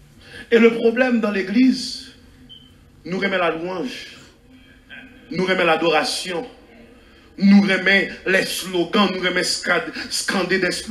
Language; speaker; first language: French; non-native, local second language; Haitian Creole